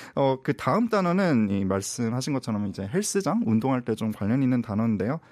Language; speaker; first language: Korean; native; Korean